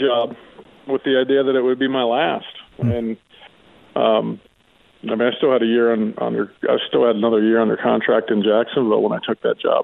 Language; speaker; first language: English; native; English